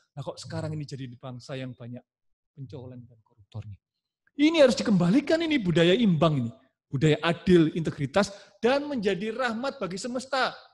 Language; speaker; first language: Indonesian; non-native, local second language; Javanese